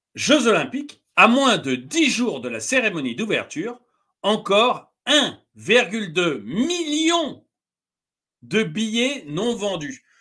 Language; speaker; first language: French; native; French